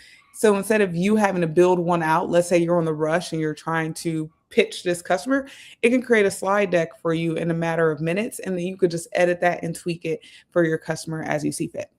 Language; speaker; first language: English; native; English